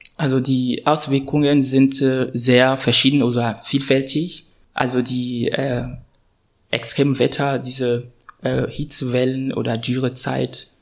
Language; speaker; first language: German; non-native, fluent; Ewe